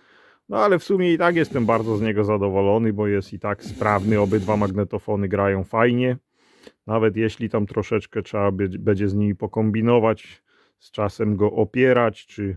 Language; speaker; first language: Polish; native; Polish